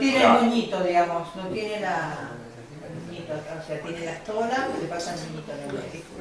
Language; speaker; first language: Spanish; native; Spanish